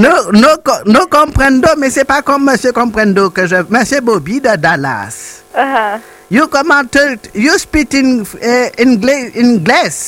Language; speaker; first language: French; native; French